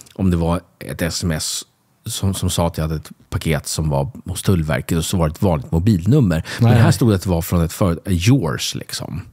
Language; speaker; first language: Swedish; native; Swedish